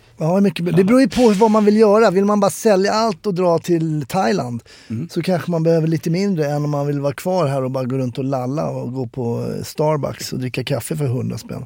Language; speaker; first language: Swedish; native; Swedish